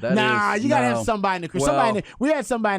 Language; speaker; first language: English; native; English